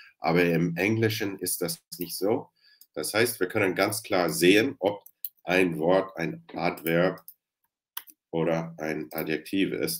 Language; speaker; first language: German; non-native, fluent; English